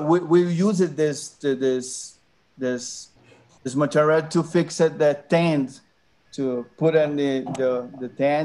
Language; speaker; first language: English; non-native, learner; Portuguese